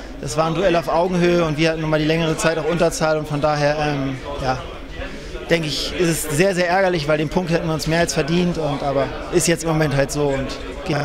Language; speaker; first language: German; native; German